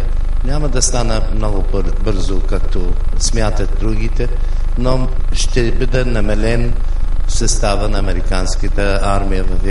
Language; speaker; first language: Bulgarian; non-native, fluent; Arabic